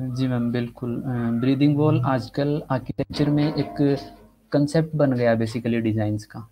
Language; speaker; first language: Hindi; native; Hindi